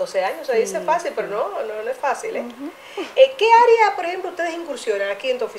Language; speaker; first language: Spanish; native; Spanish